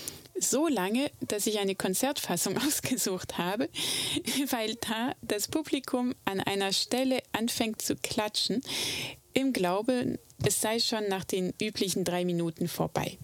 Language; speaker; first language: German; native; German